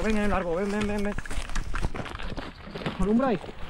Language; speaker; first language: Spanish; native; Spanish